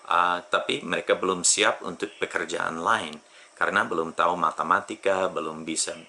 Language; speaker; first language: Indonesian; non-native, fluent; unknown